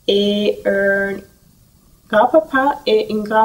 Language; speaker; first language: French; non-native, fluent; Norwegian